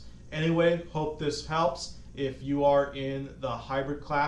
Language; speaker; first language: English; native; English